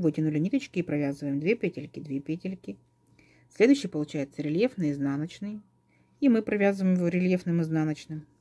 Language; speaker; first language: Russian; native; Russian